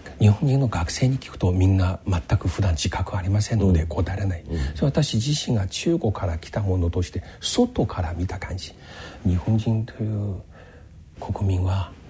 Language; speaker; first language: Japanese; non-native, fluent; Chinese